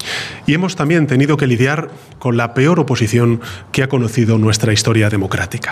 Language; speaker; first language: Spanish; native; Spanish